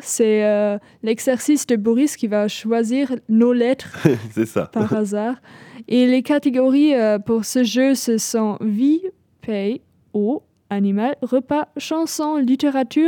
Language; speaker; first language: French; non-native, fluent; German